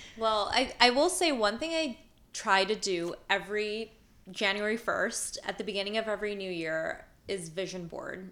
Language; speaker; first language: English; native; English